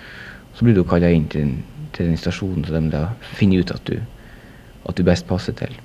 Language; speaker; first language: Norwegian; native; Norwegian